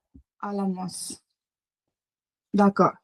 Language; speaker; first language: French; non-native, learner; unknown